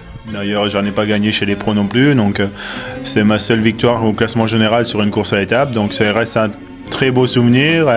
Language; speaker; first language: French; native; French